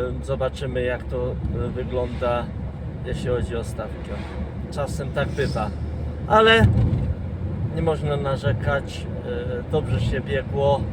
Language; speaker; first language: Polish; non-native, fluent; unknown